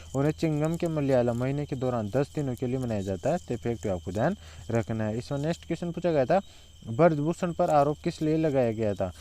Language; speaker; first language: Hindi; native; Hindi